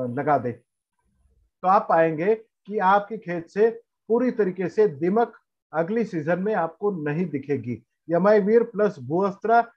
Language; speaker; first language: Hindi; non-native, local second language; Marathi